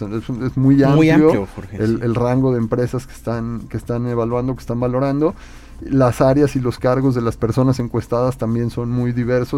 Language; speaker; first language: Spanish; native; Spanish